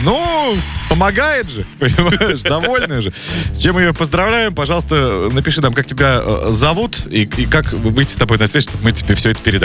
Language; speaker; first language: Russian; native; Russian